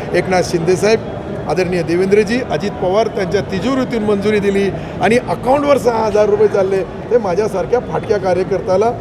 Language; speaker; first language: Marathi; non-native, local second language; Urdu